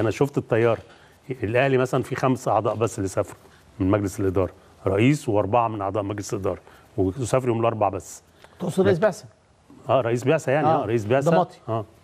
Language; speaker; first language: Arabic; native; Arabic